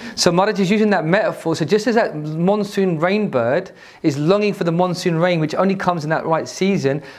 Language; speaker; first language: English; native; English